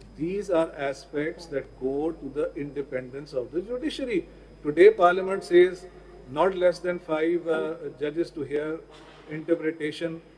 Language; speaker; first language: English; non-native, local second language; Urdu